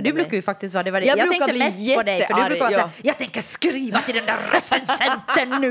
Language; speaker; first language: Swedish; native; Swedish